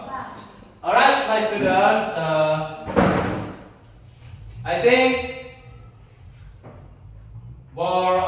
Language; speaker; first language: English; non-native, learner; Indonesian